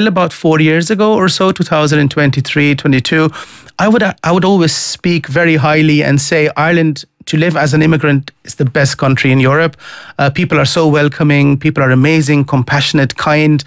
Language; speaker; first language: English; non-native, fluent; Dutch